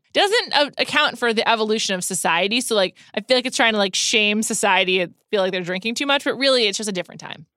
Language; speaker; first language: English; native; English